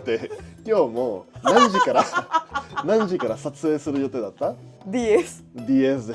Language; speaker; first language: Japanese; non-native, fluent; Spanish